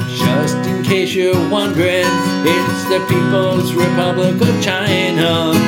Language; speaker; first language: English; native; English